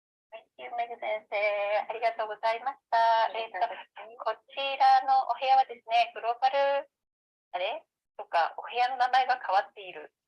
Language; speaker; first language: Japanese; native; Japanese